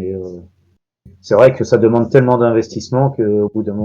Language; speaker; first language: French; native; French